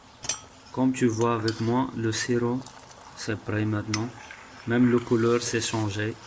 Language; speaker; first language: French; non-native, learner; Arabic